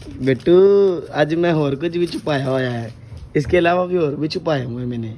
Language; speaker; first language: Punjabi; non-native, local second language; Urdu